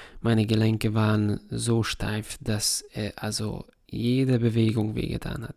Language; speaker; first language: German; non-native, fluent; Hungarian